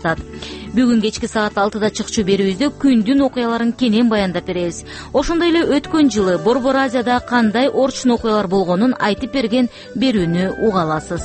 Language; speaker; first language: Kyrgyz; native; Kyrgyz